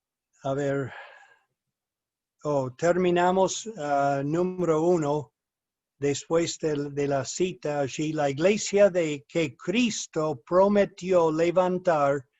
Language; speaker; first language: Spanish; non-native, fluent; English